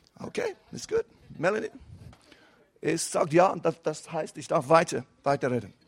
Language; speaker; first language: German; non-native, fluent; English